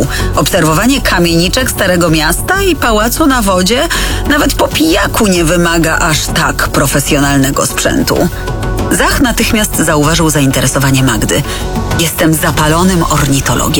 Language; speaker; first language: Polish; native; Polish